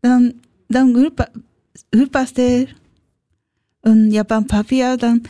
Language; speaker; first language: German; non-native, learner; Japanese